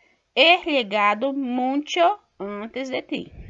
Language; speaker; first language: Spanish; non-native, local second language; Portuguese